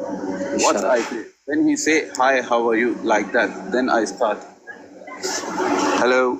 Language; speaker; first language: English; non-native, learner; Amharic